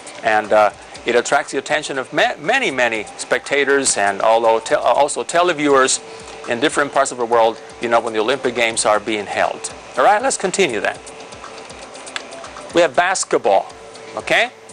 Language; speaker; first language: English; non-native, fluent; Spanish